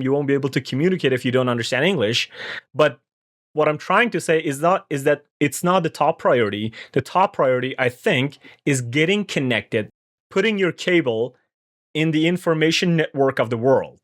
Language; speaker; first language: English; non-native, fluent; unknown